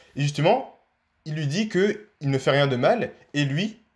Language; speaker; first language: French; native; French